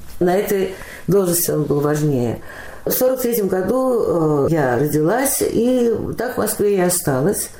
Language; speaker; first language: Russian; native; Russian